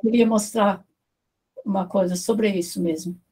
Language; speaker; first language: Portuguese; non-native, fluent; German